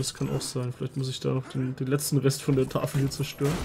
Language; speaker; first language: German; native; German